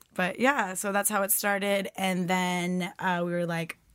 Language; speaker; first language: English; non-native, fluent; Turkish